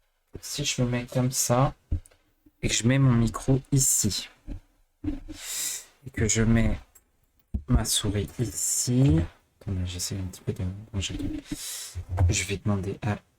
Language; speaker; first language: French; native; French